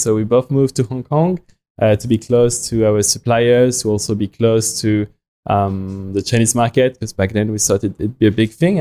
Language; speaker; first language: English; non-native, fluent; French